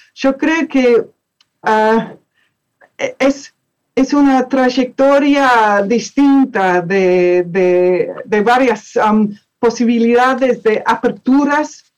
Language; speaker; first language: Spanish; non-native, fluent; English